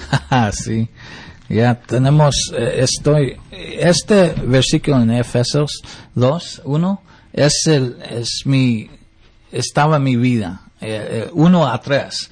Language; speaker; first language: Spanish; early bilingual, heritage; English